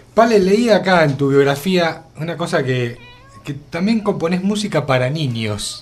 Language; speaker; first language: Spanish; native; Spanish